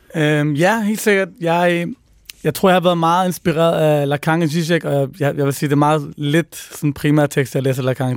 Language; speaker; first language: Danish; early bilingual, other home language; Persian